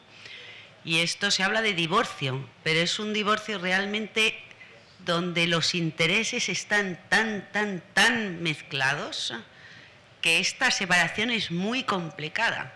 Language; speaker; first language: Spanish; native; Spanish